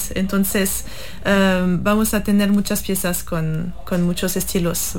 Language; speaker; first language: Spanish; non-native, learner; English